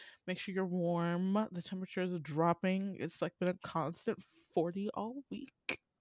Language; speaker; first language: English; native; English